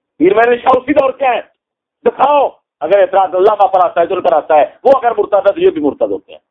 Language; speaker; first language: Urdu; non-native, local second language; Punjabi